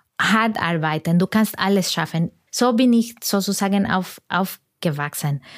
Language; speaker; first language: German; non-native, fluent; Spanish